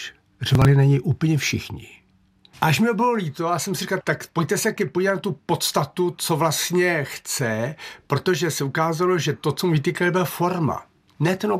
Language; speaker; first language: Czech; native; Czech